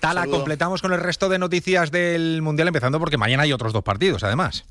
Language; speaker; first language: Spanish; native; Spanish